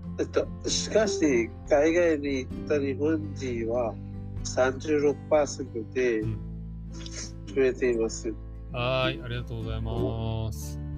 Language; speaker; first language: Japanese; non-native, learner; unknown